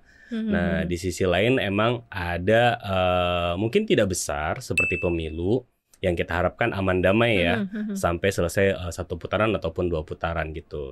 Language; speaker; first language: Indonesian; native; Indonesian